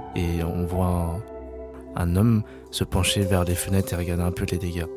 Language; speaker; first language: French; native; French